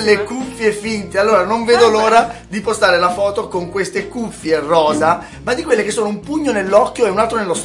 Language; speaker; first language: Italian; native; Italian